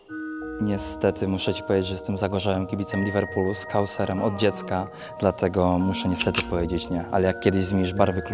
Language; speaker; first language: Polish; native; Polish